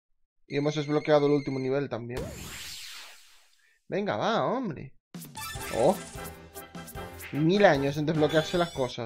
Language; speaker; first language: Spanish; native; Spanish